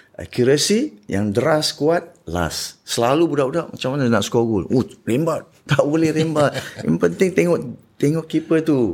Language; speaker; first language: Malay; native; Malay